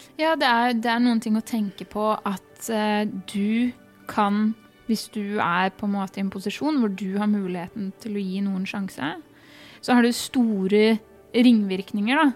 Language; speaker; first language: Norwegian; native; Norwegian